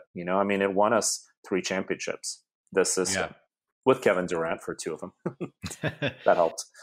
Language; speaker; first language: English; native; English